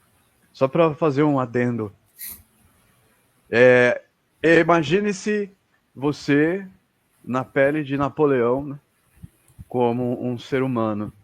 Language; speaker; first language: Portuguese; native; Portuguese